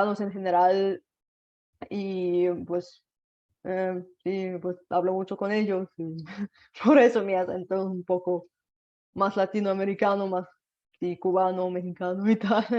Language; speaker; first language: Spanish; non-native, fluent; Bulgarian